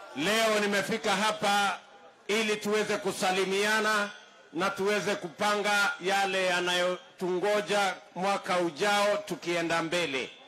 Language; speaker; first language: Swahili; non-native, local second language; Kalenjin